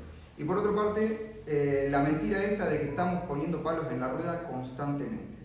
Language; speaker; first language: Spanish; native; Spanish